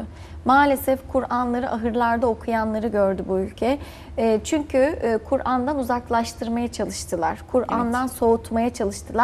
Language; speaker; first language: Turkish; native; Turkish